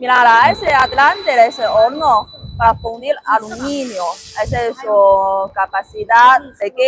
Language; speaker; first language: Spanish; non-native, learner; Chinese